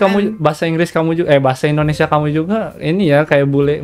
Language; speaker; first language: Indonesian; native; Indonesian